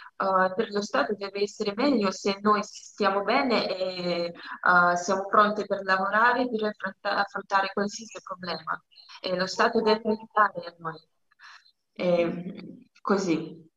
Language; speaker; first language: Italian; non-native, learner; Russian